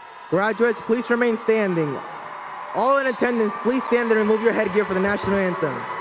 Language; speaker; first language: English; early bilingual, other home language; Spanish